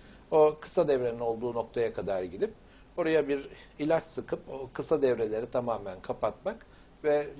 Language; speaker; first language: Turkish; native; Turkish